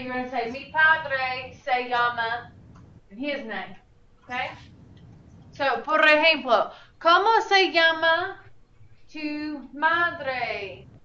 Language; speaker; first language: Spanish; non-native, fluent; English